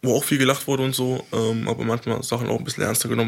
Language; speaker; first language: German; native; German